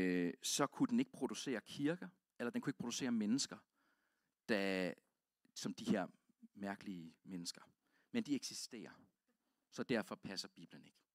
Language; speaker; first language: Danish; native; Danish